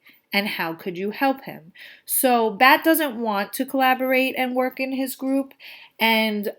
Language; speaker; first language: English; native; English